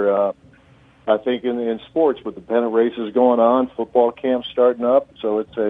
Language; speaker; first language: English; native; English